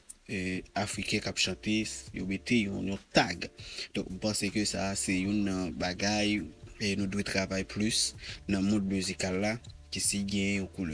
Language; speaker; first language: Haitian Creole; native; Haitian Creole